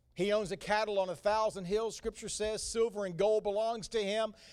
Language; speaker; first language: English; native; English